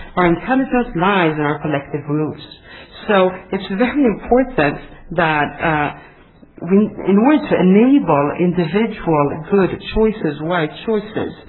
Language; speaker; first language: English; non-native, fluent; Swedish